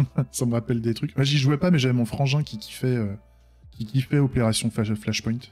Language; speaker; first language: French; native; French